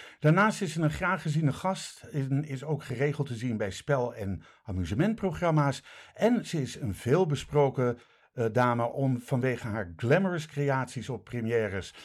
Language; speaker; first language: Dutch; native; Dutch